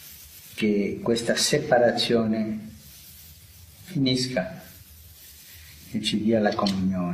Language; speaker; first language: Italian; non-native, fluent; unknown